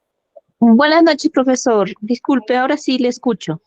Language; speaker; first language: Spanish; native; Spanish